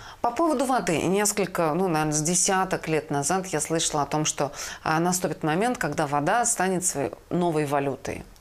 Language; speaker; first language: Russian; native; Russian